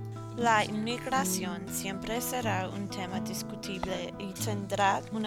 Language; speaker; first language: Spanish; non-native, learner; English